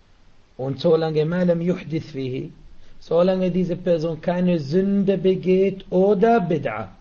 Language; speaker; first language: German; non-native, fluent; Arabic